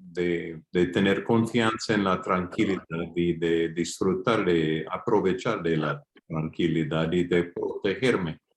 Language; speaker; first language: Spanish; non-native, fluent; English